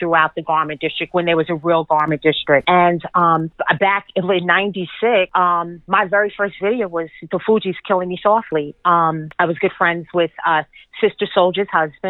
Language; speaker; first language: English; native; English